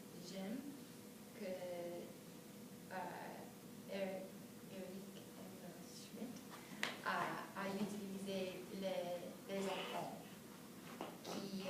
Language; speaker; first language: French; non-native, learner; English